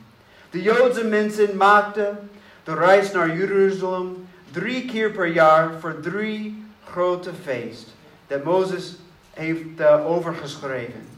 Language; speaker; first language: Dutch; non-native, learner; English